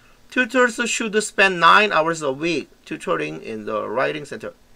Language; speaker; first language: English; non-native, fluent; Korean